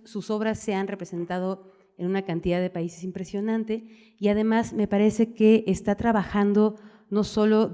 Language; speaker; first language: Spanish; native; Spanish